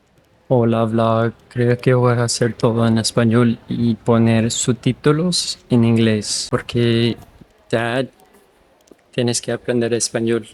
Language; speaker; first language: Spanish; non-native, fluent; English